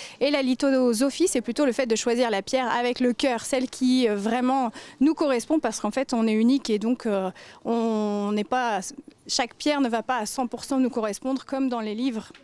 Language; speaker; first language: French; native; French